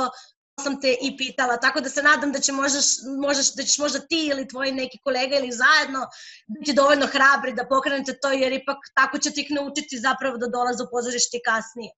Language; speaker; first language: Serbian; native; Serbian